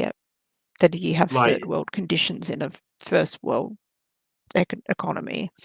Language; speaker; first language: English; native; English